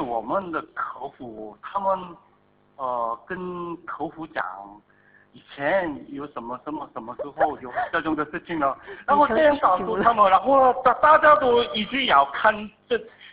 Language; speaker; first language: Chinese; non-native, fluent; Korean